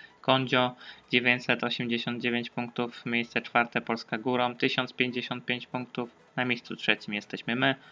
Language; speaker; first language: Polish; native; Polish